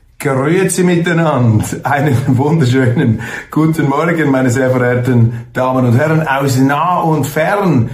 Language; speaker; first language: German; native; German